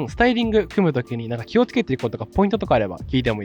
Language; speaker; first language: Japanese; native; Japanese